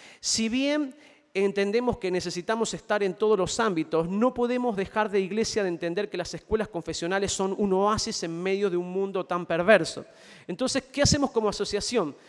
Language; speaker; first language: Spanish; native; Spanish